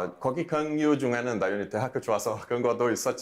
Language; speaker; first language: Korean; non-native, fluent; Portuguese